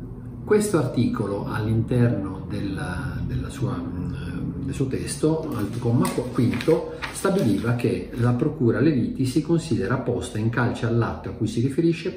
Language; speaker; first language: Italian; native; Italian